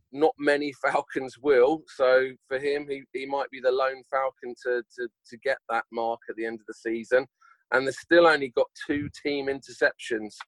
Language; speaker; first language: English; native; English